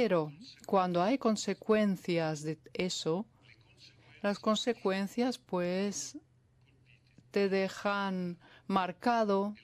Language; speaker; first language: Spanish; non-native, fluent; Italian